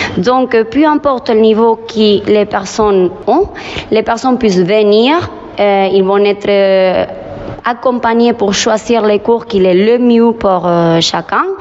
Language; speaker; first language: French; non-native, fluent; Spanish